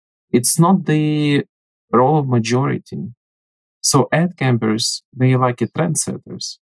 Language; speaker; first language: English; non-native, fluent; Ukrainian